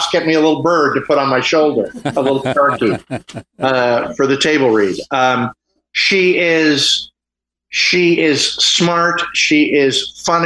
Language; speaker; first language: English; native; English